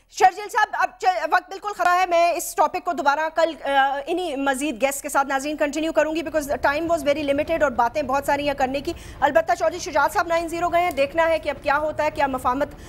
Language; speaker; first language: Urdu; native; Urdu